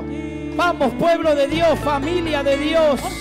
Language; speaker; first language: Spanish; native; Spanish